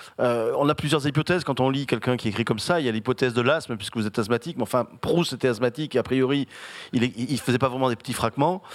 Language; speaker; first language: French; native; French